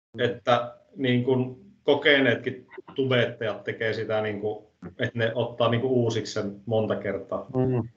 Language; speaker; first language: Finnish; native; Finnish